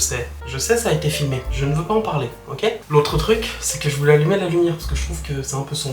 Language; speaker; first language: French; native; French